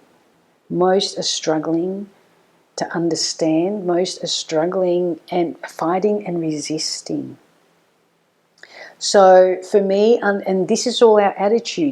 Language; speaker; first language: English; native; English